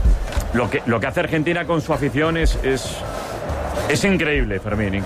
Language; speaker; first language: Spanish; native; Spanish